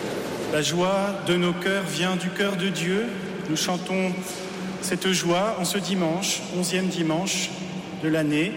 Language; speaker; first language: French; native; French